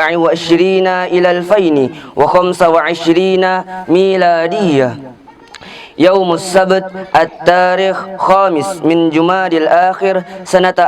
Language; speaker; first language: Arabic; non-native, learner; Indonesian